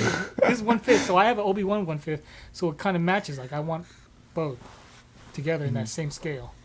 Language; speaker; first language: English; native; English